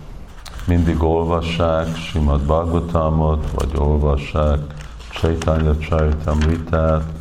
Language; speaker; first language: Hungarian; early bilingual, heritage; English